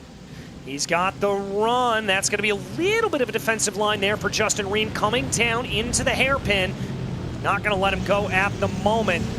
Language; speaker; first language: English; native; English